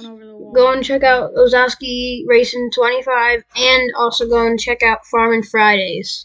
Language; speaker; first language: English; native; English